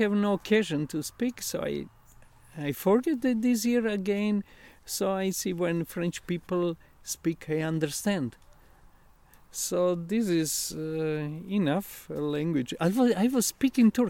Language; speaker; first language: English; non-native, learner; Italian